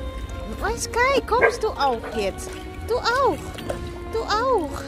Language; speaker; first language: German; non-native, learner; Filipino